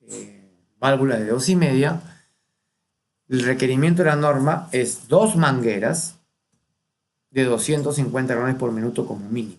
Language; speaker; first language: Spanish; native; Spanish